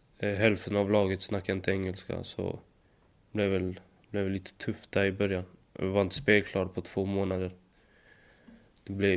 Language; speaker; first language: Swedish; native; Swedish